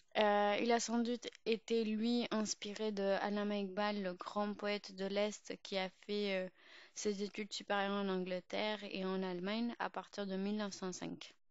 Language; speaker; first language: French; early bilingual, other home language; Urdu